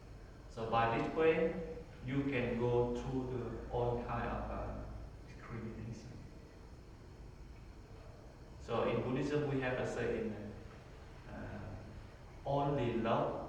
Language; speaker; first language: English; non-native, learner; Vietnamese